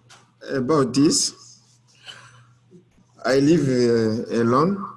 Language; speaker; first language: English; non-native, learner; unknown